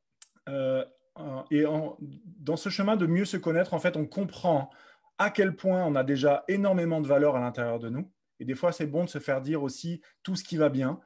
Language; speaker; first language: French; native; French